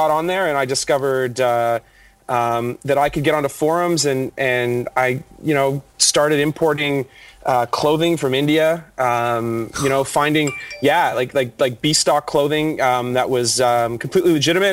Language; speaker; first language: English; native; English